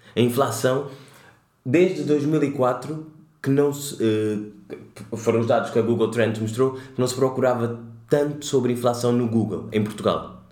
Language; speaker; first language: Portuguese; native; Portuguese